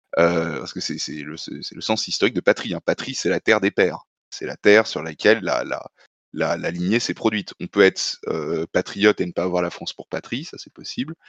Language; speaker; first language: French; native; French